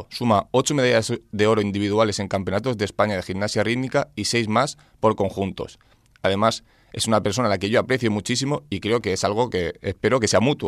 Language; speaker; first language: Spanish; native; Spanish